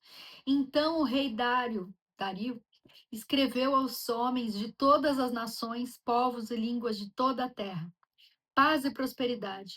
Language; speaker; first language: Portuguese; native; Portuguese